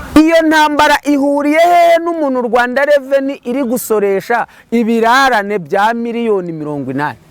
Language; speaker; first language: Kinyarwanda; native; Kinyarwanda